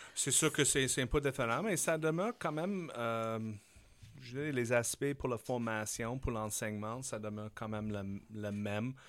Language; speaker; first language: French; non-native, fluent; English